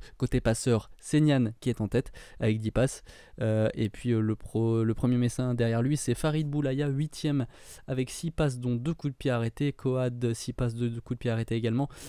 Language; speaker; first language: French; native; French